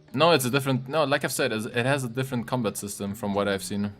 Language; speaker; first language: English; non-native, fluent; German